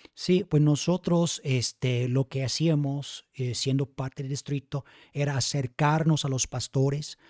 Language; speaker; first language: Spanish; non-native, fluent; English